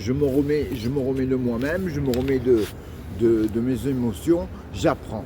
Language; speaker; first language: French; native; French